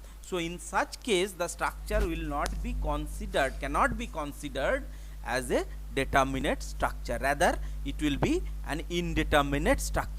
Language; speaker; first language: English; non-native, local second language; Bangla